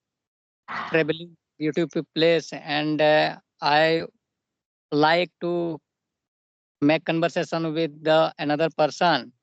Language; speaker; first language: English; non-native, local second language; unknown